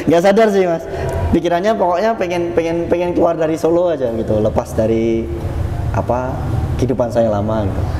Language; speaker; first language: Indonesian; non-native, local second language; Javanese